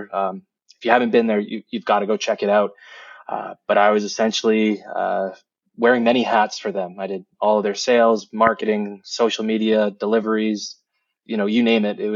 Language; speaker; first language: English; native; English